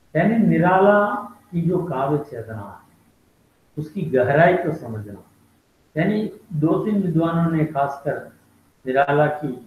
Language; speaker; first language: Hindi; non-native, local second language; Malayalam